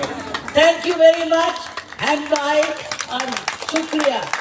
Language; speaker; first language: Hindi; non-native, local second language; Bangla